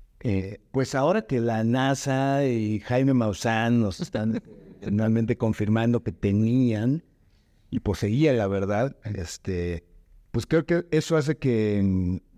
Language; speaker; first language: Spanish; native; Spanish